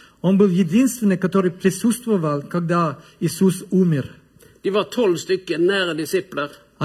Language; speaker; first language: Russian; non-native, learner; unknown